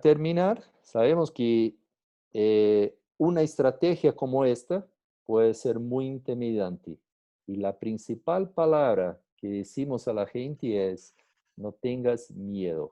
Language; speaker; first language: Spanish; non-native, fluent; Portuguese